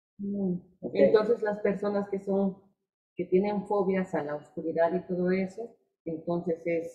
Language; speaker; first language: Spanish; native; Spanish